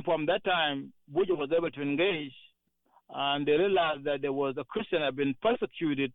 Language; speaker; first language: English; non-native, fluent; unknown